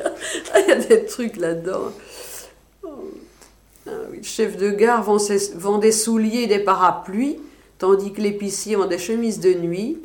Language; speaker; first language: French; native; French